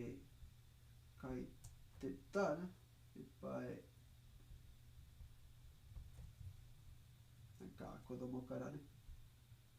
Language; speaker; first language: Japanese; non-native, learner; Spanish